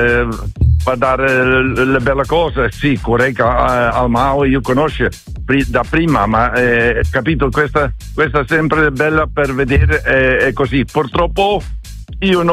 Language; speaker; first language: Italian; non-native, learner; Dutch